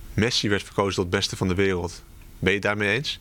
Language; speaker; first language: Dutch; native; Dutch